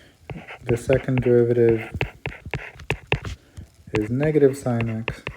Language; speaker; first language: English; native; English